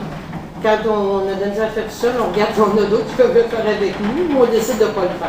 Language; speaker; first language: French; native; French